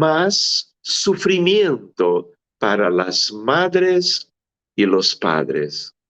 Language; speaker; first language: Spanish; non-native, fluent; Portuguese